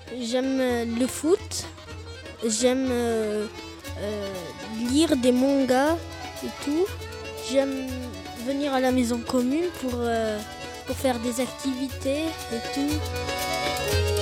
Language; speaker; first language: French; non-native, local second language; Arabic